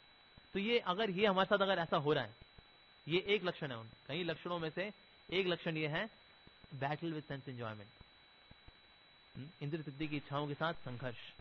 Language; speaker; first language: Hindi; native; Hindi